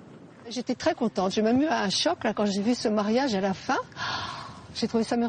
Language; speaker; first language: French; native; French